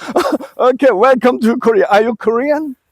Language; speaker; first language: English; non-native, fluent; Korean